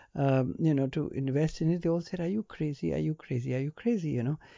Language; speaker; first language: English; non-native, local second language; Punjabi